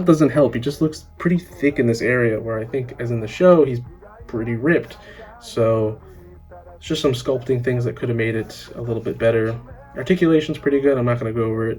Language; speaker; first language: English; native; English